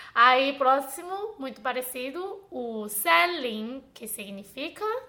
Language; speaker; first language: Portuguese; non-native, fluent; Chinese